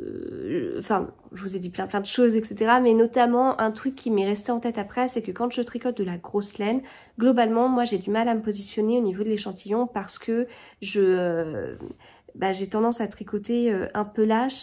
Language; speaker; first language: French; native; French